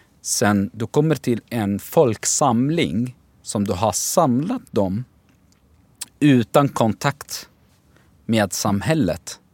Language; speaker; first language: Swedish; non-native, fluent; Arabic